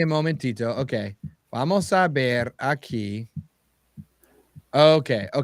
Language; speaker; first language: Spanish; non-native, learner; English